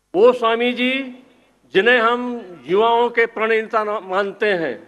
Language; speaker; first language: Hindi; native; Hindi